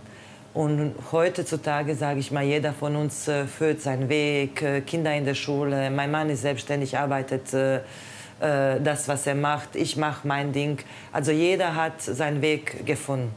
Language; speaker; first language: German; non-native, fluent; Croatian